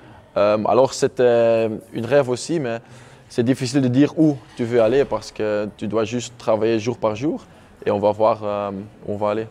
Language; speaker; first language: French; non-native, local second language; Dutch